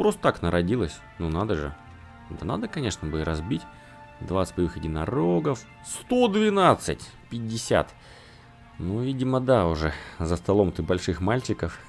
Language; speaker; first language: Russian; native; Russian